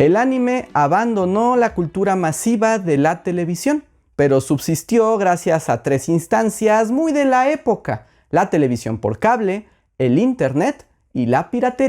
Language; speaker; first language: Spanish; native; Spanish